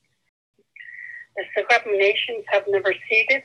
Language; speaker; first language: English; non-native, fluent; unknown